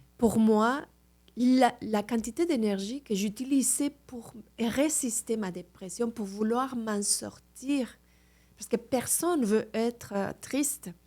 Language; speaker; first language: French; non-native, fluent; Spanish